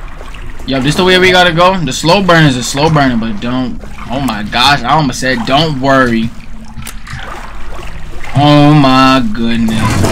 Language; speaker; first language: English; native; English